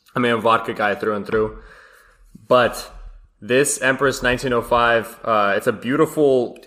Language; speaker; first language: English; early bilingual, other home language; Russian